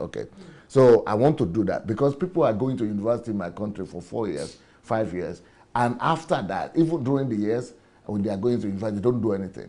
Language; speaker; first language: English; non-native, local second language; Yoruba